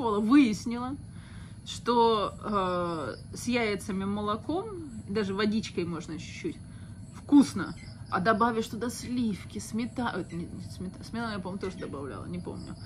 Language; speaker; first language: Russian; native; Russian